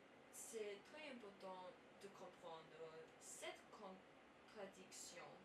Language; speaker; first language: French; non-native, learner; English